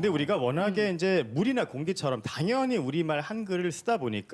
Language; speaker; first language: Korean; native; Korean